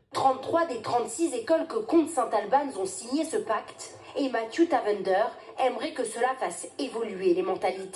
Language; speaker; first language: French; native; French